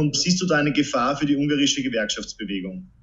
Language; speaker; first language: German; native; German